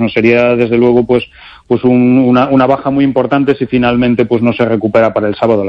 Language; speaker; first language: Spanish; native; Spanish